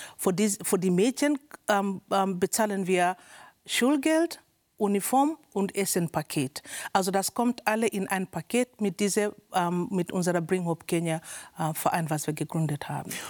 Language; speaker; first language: German; non-native, learner; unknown